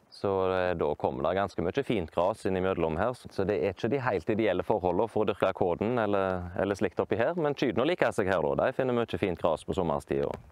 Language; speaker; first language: Norwegian; native; Norwegian